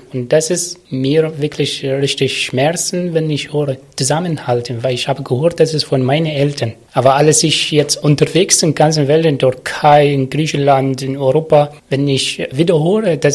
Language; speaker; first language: German; non-native, learner; Arabic